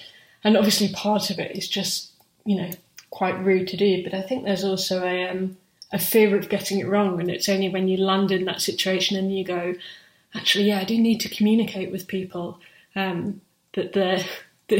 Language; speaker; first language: English; native; English